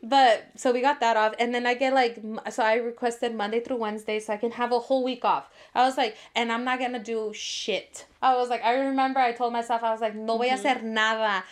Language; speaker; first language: English; early bilingual, other home language; Spanish